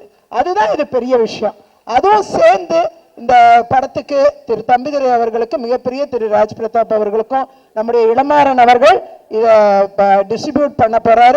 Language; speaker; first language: Tamil; native; Tamil